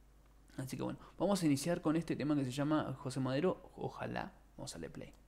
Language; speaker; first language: Spanish; native; Spanish